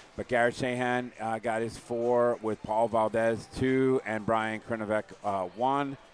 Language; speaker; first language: English; native; English